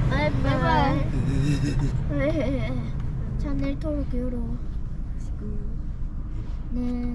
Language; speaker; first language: Japanese; early bilingual, other home language; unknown